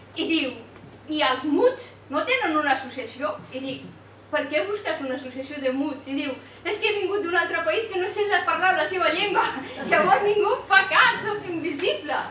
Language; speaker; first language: Catalan; non-native, fluent; Persian